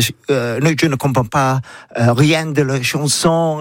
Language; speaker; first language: French; non-native, learner; English